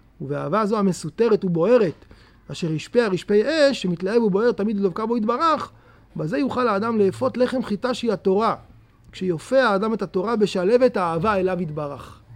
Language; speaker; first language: Hebrew; native; Hebrew